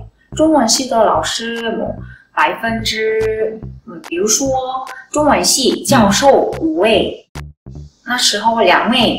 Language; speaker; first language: Chinese; non-native, learner; Korean